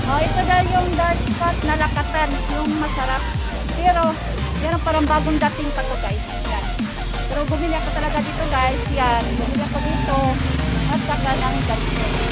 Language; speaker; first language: Filipino; non-native, local second language; Cebuano